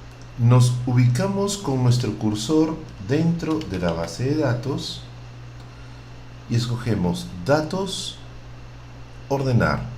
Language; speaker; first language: Spanish; native; Spanish